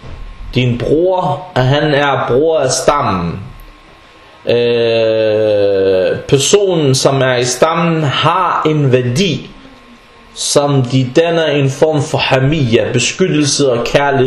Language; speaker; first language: Danish; non-native, fluent; Arabic